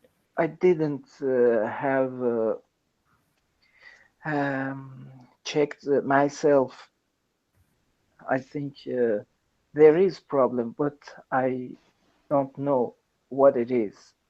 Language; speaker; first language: English; non-native, learner; Persian